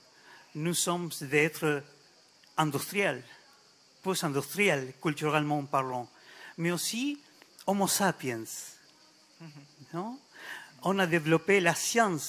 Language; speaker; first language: French; non-native, fluent; Spanish